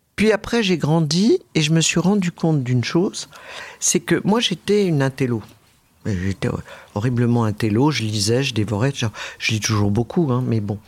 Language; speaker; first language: French; native; French